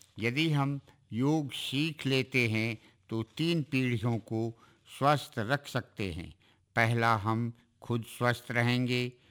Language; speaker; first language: Hindi; native; Hindi